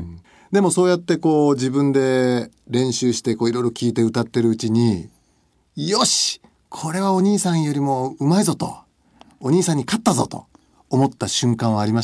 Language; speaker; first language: Japanese; native; Japanese